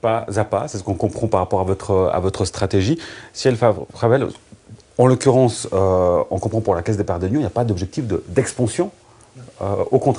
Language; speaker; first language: French; native; French